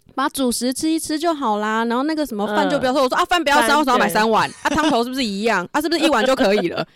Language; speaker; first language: Chinese; native; Chinese